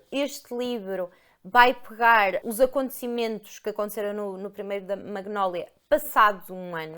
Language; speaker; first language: Portuguese; native; Portuguese